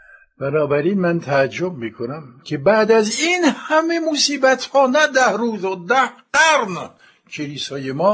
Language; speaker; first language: Persian; non-native, fluent; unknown